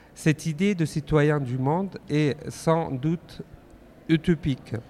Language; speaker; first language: French; non-native, fluent; Persian